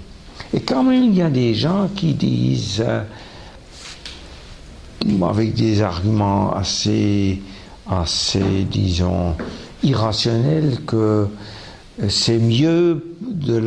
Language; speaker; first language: French; non-native, local second language; German